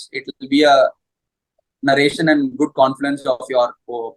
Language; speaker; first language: English; non-native, local second language; Hindi